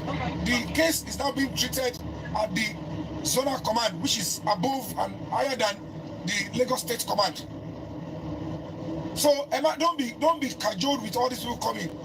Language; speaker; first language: English; non-native, local second language; Yoruba